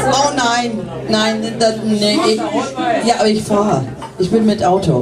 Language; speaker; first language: German; non-native, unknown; English